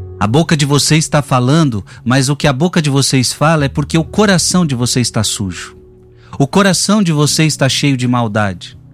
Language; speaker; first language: Portuguese; native; Portuguese